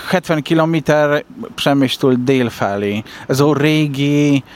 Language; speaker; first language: Hungarian; non-native, learner; Polish